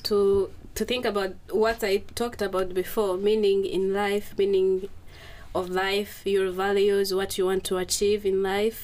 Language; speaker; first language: English; non-native, local second language; Kinyarwanda